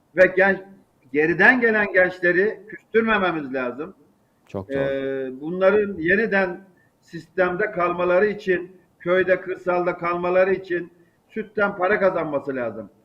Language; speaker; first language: Turkish; native; Turkish